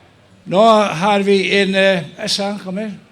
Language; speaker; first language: Norwegian; non-native, fluent; Faroese